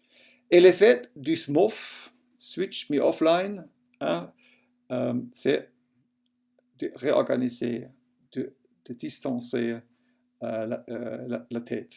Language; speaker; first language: French; non-native, local second language; German